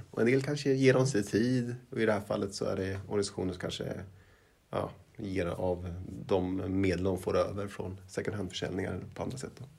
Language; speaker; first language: Swedish; native; Swedish